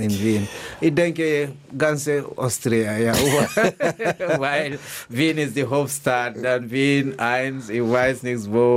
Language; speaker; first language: German; non-native, learner; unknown